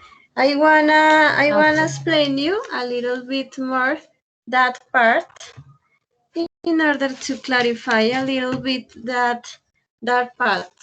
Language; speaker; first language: English; non-native, learner; Spanish